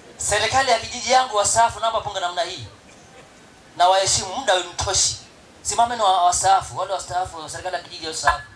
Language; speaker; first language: Swahili; non-native, local second language; Masai